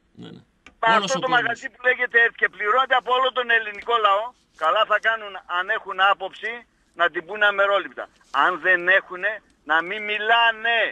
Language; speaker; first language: Greek; native; Greek